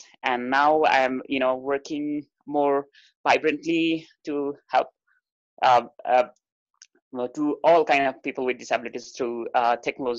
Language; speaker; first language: English; non-native, local second language; Nepali